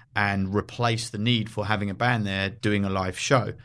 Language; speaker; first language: English; native; English